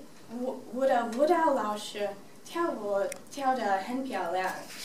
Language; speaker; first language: Chinese; non-native, learner; English